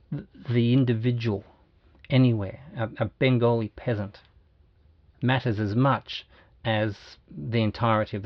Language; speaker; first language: English; native; English